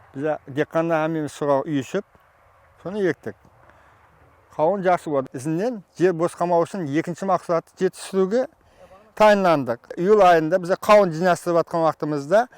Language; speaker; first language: Uzbek; non-native, local second language; Kara-Kalpak